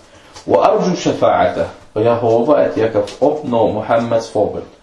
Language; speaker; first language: Danish; non-native, fluent; Arabic